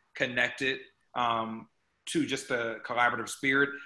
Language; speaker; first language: English; native; English